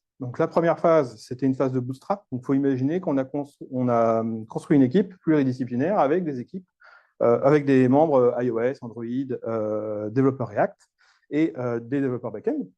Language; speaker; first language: French; native; French